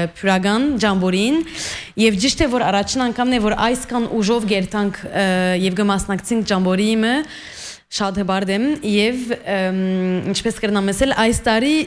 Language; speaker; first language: Armenian; early bilingual, heritage; Armenian